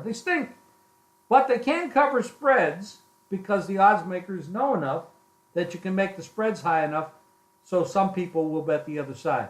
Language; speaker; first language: English; native; English